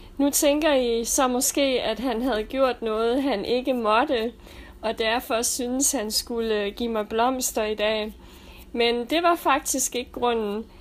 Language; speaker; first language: Danish; native; Danish